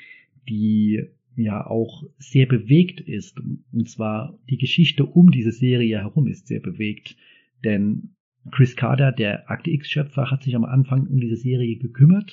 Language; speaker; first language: German; native; German